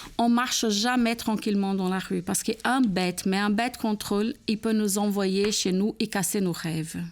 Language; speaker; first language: French; non-native, fluent; Portuguese